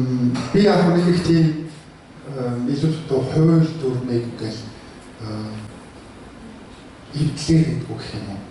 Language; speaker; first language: Mongolian; early bilingual, heritage; Mongolian